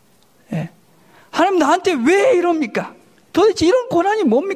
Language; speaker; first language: Korean; native; Korean